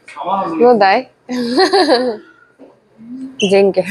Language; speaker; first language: Russian; native; Russian